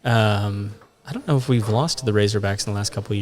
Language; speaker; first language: English; native; English